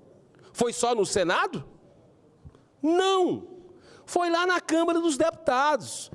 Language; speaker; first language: Portuguese; native; Portuguese